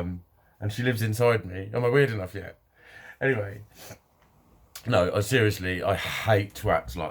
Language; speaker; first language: English; native; English